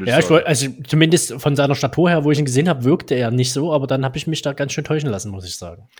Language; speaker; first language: German; native; German